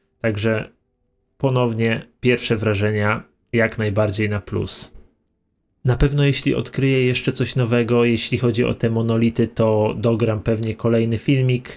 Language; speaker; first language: Polish; native; Polish